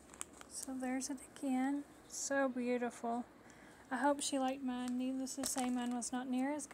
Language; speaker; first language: English; native; English